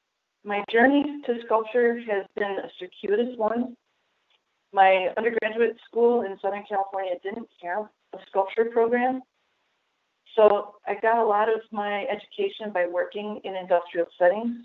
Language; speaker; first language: English; native; English